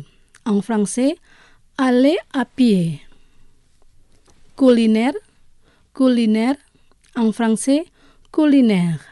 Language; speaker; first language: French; non-native, fluent; Indonesian